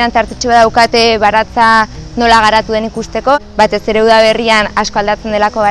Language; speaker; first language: Basque; native; Basque